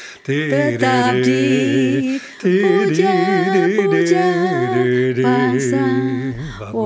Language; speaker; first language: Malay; non-native, learner; Czech